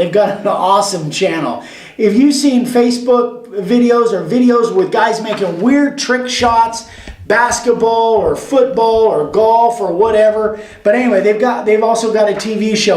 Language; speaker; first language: English; native; English